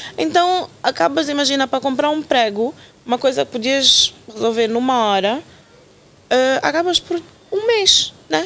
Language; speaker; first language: Portuguese; native; Portuguese